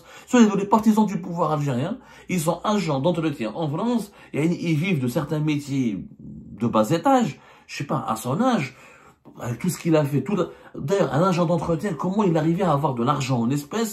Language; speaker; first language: French; non-native, local second language; Arabic